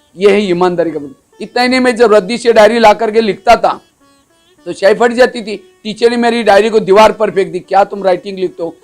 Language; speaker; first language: Hindi; non-native, local second language; Marathi